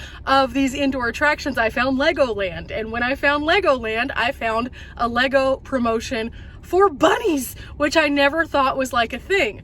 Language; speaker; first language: English; native; English